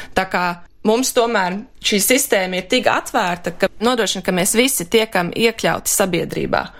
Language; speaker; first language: Latvian; early bilingual, heritage; Latvian